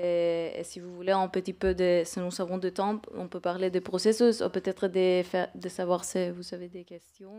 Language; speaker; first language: French; non-native, fluent; Spanish